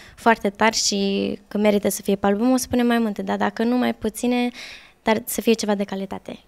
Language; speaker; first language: Romanian; early bilingual, heritage; Romanian